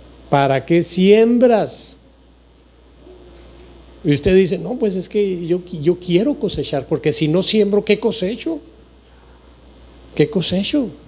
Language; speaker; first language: Spanish; native; Spanish